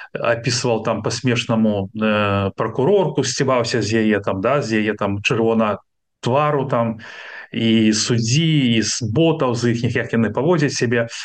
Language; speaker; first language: Belarusian; non-native, local second language; Russian